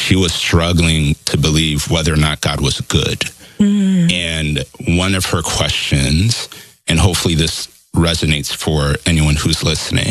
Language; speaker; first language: English; non-native, fluent; Spanish